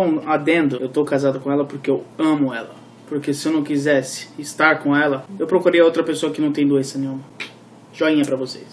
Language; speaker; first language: Portuguese; native; Portuguese